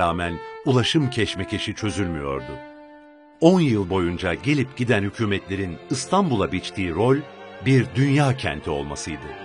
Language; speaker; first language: Turkish; native; Turkish